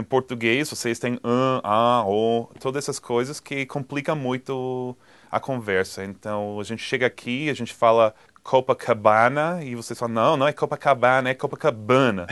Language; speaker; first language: Portuguese; non-native, fluent; English